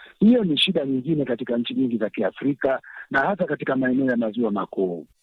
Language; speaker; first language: Swahili; native; Swahili